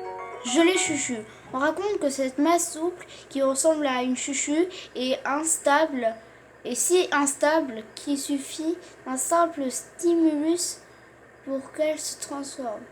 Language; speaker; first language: French; native; French